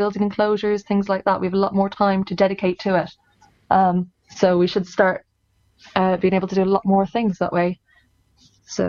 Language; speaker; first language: English; native; English